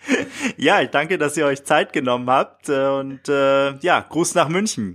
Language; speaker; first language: German; native; German